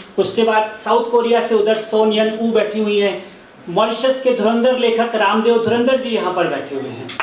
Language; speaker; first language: Hindi; native; Hindi